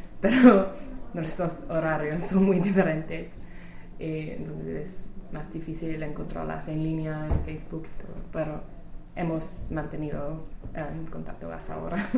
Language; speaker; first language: Spanish; non-native, fluent; English